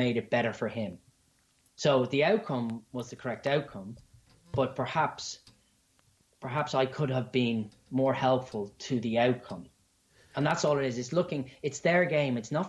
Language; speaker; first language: English; native; English